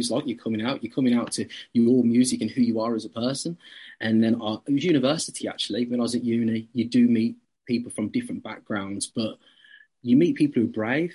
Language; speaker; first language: English; native; English